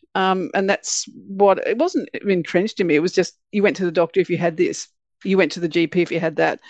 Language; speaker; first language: English; native; English